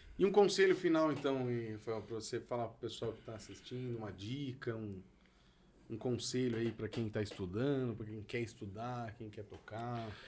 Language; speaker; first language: Portuguese; native; Portuguese